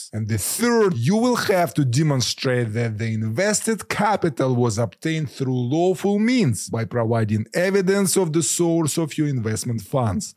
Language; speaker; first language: English; non-native, fluent; Ukrainian